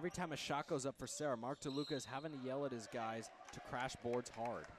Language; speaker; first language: English; native; English